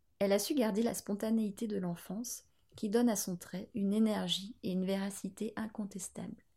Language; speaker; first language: French; native; French